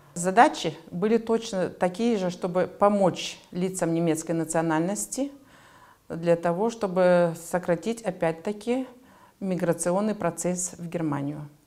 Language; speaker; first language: Russian; native; Russian